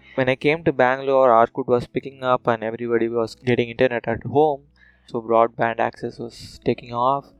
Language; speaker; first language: English; non-native, local second language; Telugu